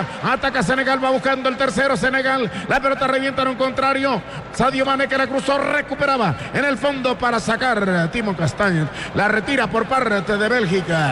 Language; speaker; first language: Spanish; native; Spanish